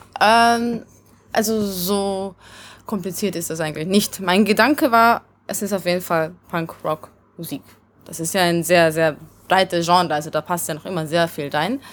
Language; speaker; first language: German; early bilingual, other home language; Hungarian